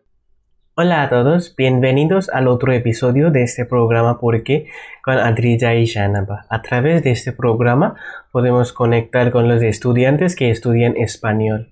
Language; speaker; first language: Spanish; non-native, learner; Bangla